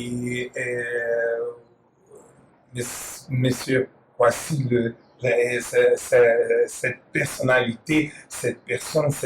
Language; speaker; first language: French; non-native, learner; Portuguese